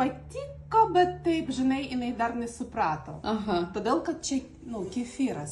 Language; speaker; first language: Lithuanian; non-native, learner; Russian